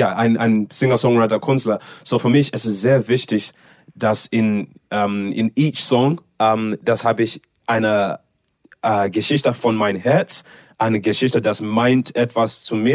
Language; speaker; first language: German; non-native, learner; English